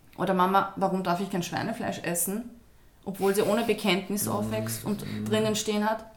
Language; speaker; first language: German; early bilingual, other home language; Turkish